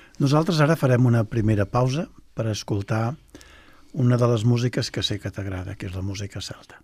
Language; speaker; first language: Catalan; native; Catalan